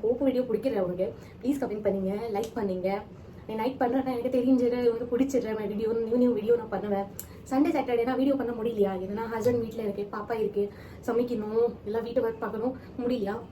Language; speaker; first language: Tamil; non-native, learner; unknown